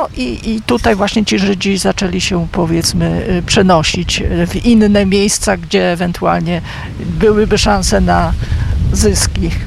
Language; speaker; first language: Polish; native; Polish